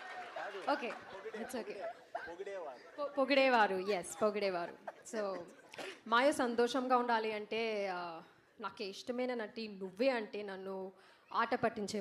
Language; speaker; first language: Telugu; non-native, learner; Malayalam